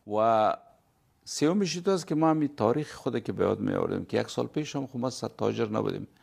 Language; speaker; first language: Persian; native; Persian